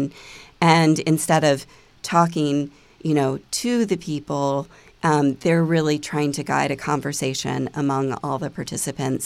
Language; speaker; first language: English; native; English